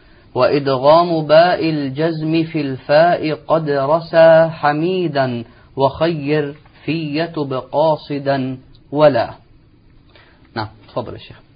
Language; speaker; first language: Arabic; native; Arabic